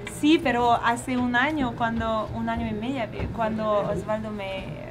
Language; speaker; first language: Spanish; non-native, learner; French